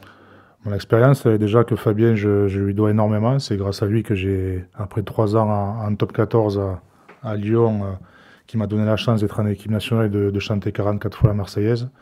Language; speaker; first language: French; native; French